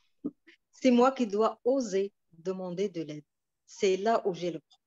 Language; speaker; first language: French; non-native, local second language; Arabic